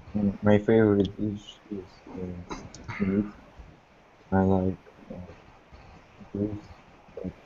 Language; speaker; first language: English; non-native, learner; Russian